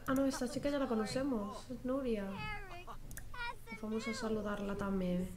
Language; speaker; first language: Spanish; native; Spanish